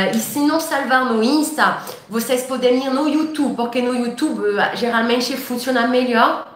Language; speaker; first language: Portuguese; non-native, fluent; French